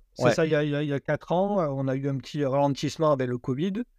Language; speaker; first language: French; native; French